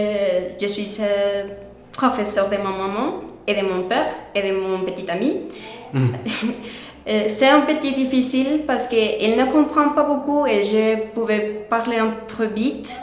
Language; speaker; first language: French; non-native, learner; Spanish